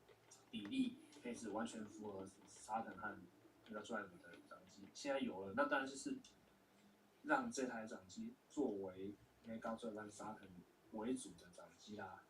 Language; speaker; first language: Chinese; native; Chinese